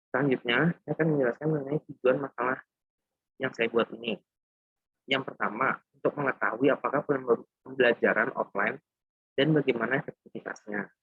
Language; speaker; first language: Indonesian; native; Indonesian